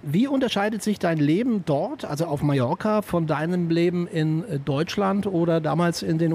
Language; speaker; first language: German; native; German